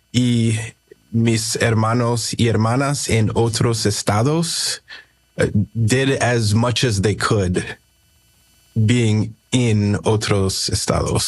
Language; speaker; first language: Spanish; early bilingual, heritage; English